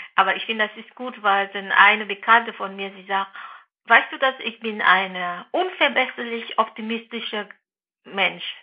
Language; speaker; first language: German; non-native, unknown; Vietnamese